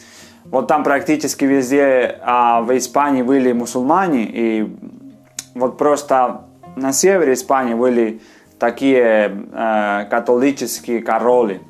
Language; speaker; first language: Russian; non-native, fluent; Spanish